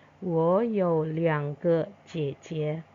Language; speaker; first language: Chinese; non-native, fluent; Indonesian